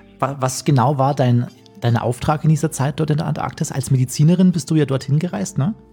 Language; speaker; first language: German; native; German